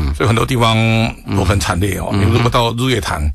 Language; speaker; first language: Chinese; native; Chinese